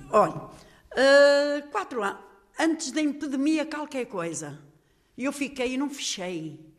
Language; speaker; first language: Portuguese; native; Portuguese